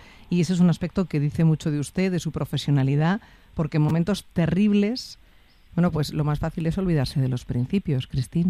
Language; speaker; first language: Spanish; native; Spanish